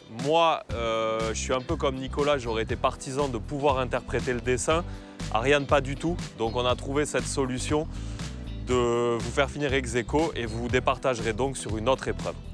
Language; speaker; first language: French; native; French